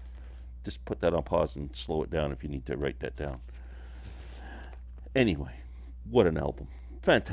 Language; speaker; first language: English; native; English